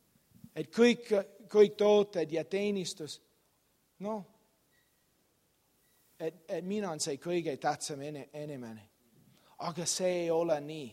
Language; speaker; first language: Estonian; non-native, learner; English